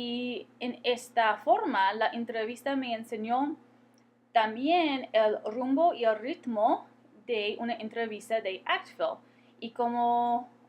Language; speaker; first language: Spanish; non-native, fluent; English